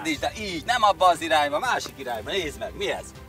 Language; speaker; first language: Hungarian; native; Hungarian